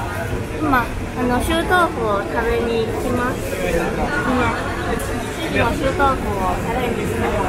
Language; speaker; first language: Japanese; non-native, fluent; Chinese